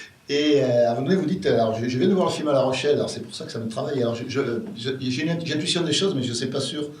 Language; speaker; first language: French; native; French